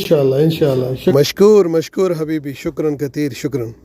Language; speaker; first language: Arabic; non-native, learner; Urdu